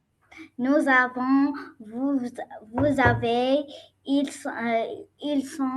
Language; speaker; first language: French; non-native, learner; Arabic